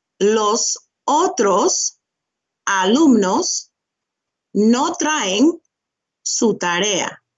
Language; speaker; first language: Spanish; non-native, fluent; English